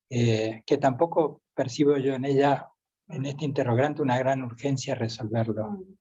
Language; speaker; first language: Spanish; native; Spanish